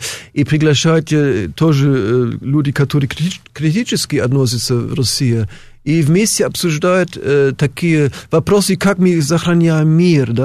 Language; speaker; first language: Russian; non-native, fluent; German